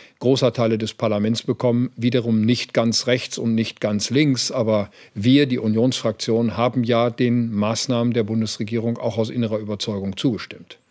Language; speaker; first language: German; native; German